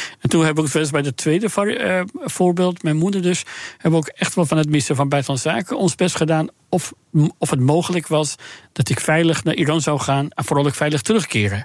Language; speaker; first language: Dutch; non-native, fluent; Persian